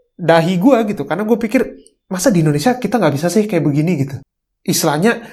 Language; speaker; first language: Indonesian; native; Indonesian